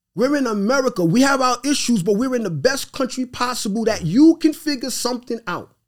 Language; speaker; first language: English; early bilingual, other home language; Haitian Creole